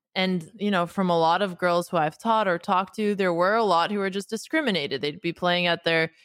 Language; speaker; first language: English; native; English